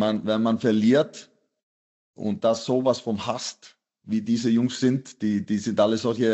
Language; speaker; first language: German; non-native, fluent; Icelandic